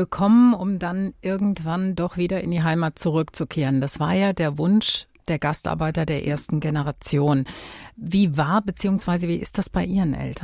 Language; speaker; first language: German; native; German